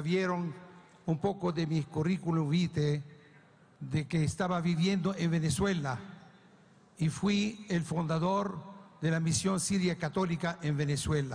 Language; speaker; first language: Spanish; non-native, fluent; Arabic